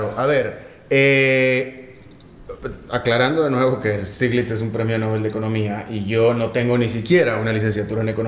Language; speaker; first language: Spanish; native; Spanish